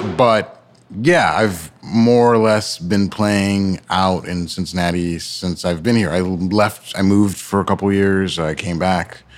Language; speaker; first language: English; early bilingual, other home language; Yoruba